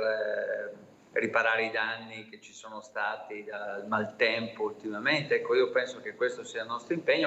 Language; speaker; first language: Italian; native; Italian